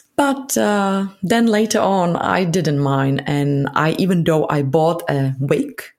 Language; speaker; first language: English; non-native, fluent; Czech